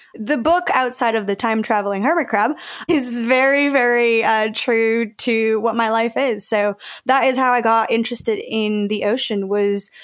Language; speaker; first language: English; early bilingual, other home language; Spanish